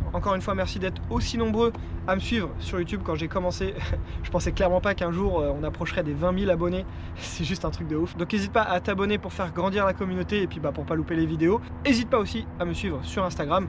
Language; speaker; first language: French; native; French